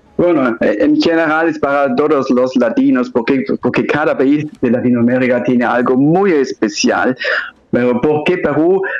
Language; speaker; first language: Spanish; non-native, fluent; German